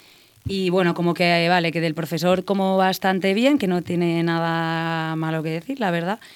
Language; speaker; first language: Spanish; native; Spanish